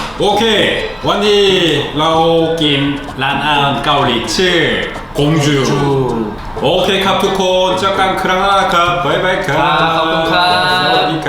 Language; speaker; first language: Thai; non-native, learner; Korean